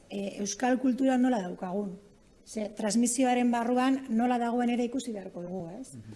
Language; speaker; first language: Basque; native; Basque